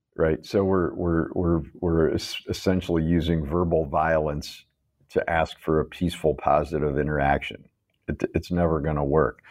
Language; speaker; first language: English; native; English